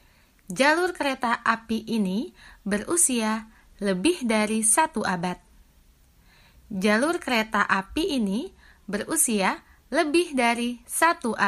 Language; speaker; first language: Indonesian; non-native, fluent; French